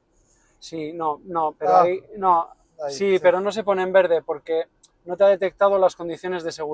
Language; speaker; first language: Spanish; native; Spanish